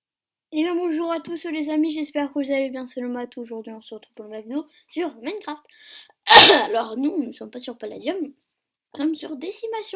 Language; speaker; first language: French; native; French